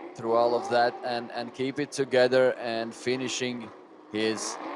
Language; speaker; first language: English; non-native, fluent; Latvian